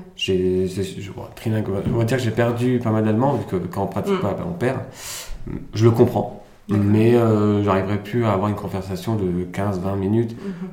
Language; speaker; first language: French; early bilingual, other home language; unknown